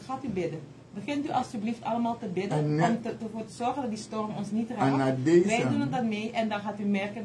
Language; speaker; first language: Dutch; native; Dutch